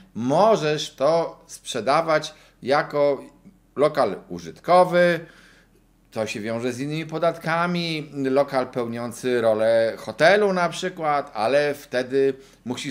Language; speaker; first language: Polish; native; Polish